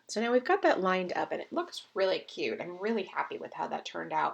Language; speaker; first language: English; native; English